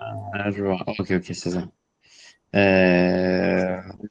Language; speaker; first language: French; native; French